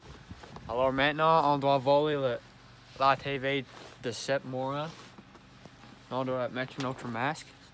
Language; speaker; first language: French; non-native, learner; English